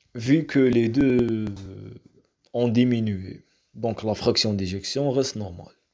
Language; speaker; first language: French; non-native, local second language; Arabic